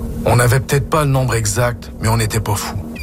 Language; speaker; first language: French; native; French